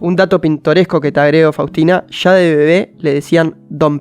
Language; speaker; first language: Spanish; native; Spanish